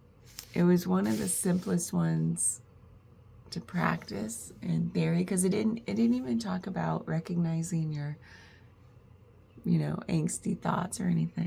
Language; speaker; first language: English; native; English